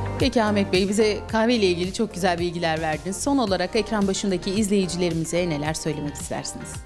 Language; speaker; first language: Turkish; native; Turkish